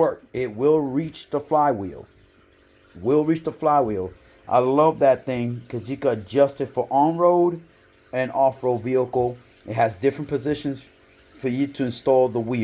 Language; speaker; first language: English; native; English